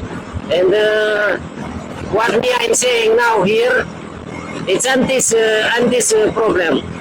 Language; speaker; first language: English; non-native, learner; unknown